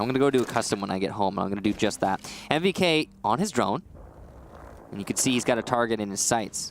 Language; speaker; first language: English; native; English